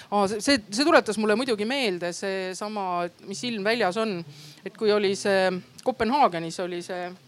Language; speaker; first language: Estonian; native; Estonian